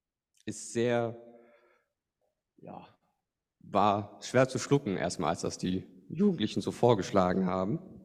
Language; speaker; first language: German; native; German